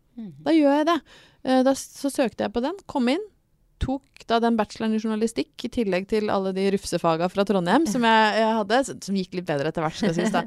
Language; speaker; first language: Norwegian; native; Norwegian